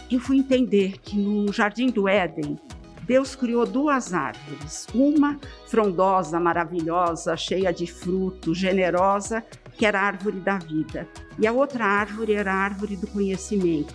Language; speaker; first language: Portuguese; native; Portuguese